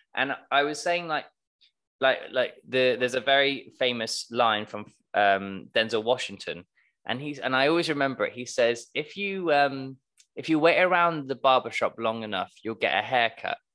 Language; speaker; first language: English; native; English